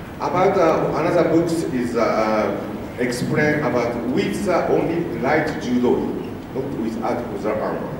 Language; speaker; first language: English; non-native, learner; Japanese